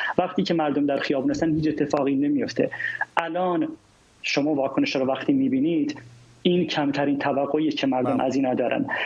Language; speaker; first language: Persian; non-native, local second language; Kurdish